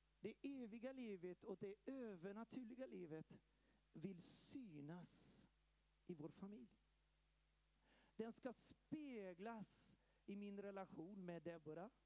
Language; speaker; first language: Swedish; early bilingual, heritage; Swedish